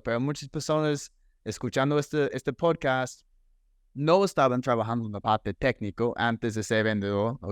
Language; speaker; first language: Spanish; non-native, fluent; English